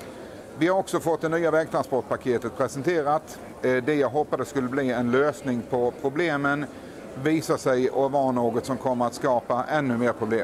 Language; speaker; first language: Swedish; native; Swedish